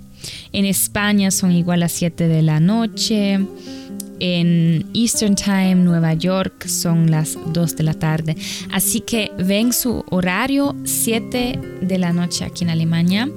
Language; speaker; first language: Spanish; non-native, fluent; German